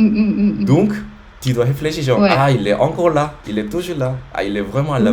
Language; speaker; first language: French; native; French